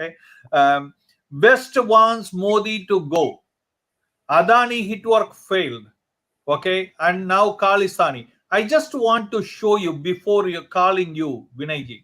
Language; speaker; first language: English; non-native, local second language; Hindi